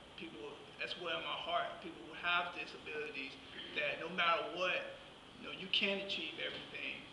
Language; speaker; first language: English; native; English